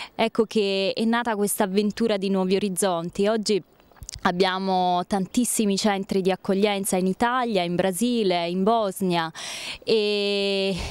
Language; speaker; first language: Italian; native; Italian